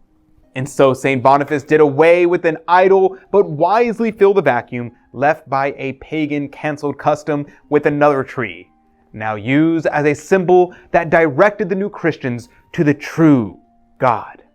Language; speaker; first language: English; native; English